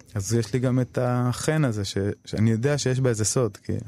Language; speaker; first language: Hebrew; early bilingual, other home language; Arabic